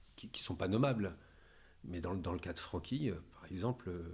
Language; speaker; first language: French; native; French